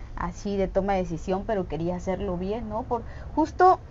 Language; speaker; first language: Spanish; non-native, local second language; Tzeltal